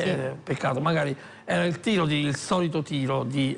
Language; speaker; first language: Italian; native; Italian